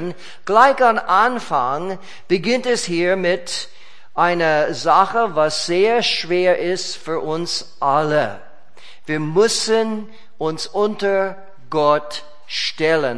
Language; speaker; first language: German; non-native, fluent; English